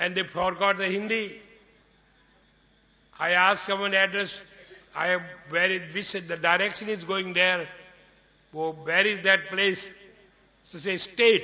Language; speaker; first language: Hindi; non-native, local second language; Marwari